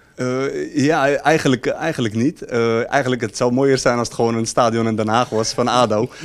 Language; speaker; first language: Dutch; native; Dutch